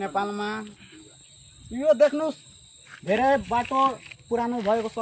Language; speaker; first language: Nepali; non-native, local second language; Bhojpuri